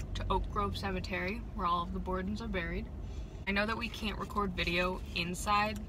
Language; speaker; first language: English; native; English